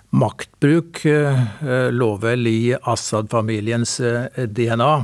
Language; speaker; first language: Norwegian; native; Norwegian